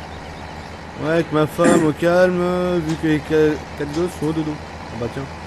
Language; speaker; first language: French; native; French